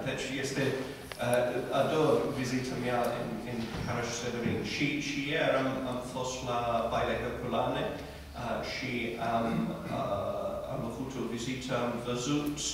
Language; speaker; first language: Romanian; non-native, fluent; English